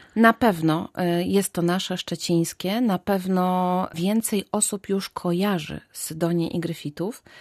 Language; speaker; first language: Polish; native; Polish